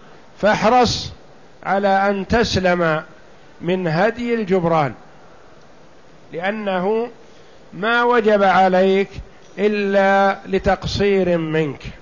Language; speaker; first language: Arabic; native; Arabic